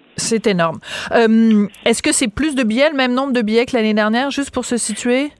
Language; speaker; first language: French; native; French